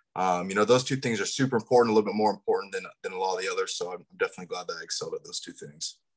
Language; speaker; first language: English; native; English